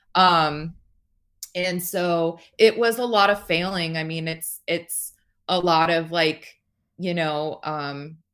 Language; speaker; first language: English; native; English